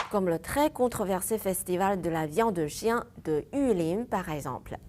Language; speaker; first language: French; non-native, fluent; Chinese